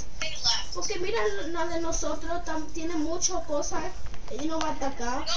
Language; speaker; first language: Spanish; early bilingual, heritage; Spanish